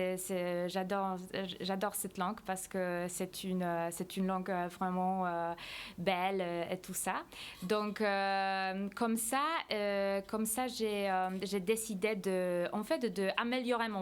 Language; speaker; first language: French; non-native, fluent; Polish